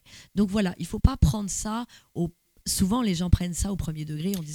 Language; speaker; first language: French; native; French